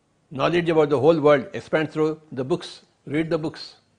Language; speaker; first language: English; non-native, local second language; Telugu